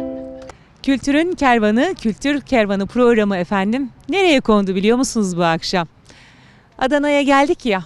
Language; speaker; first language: Turkish; native; Turkish